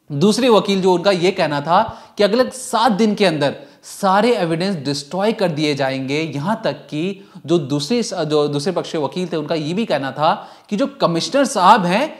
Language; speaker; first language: Hindi; native; Hindi